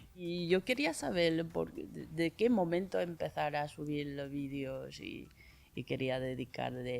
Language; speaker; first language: Spanish; non-native, learner; Chinese